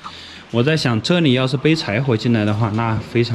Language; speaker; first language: Chinese; native; Chinese